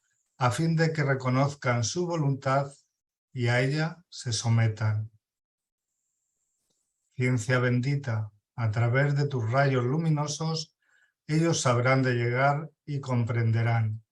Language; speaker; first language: Spanish; native; Spanish